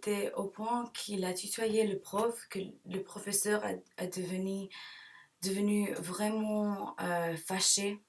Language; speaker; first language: French; non-native, learner; English